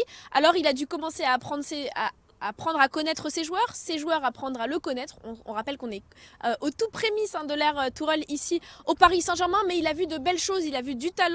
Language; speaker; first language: French; native; French